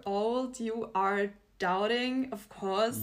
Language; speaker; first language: English; non-native, fluent; German